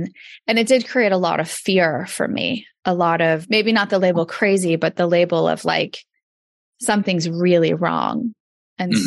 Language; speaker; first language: English; native; English